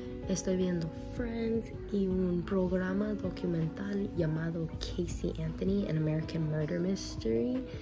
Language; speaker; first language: Spanish; non-native, learner; English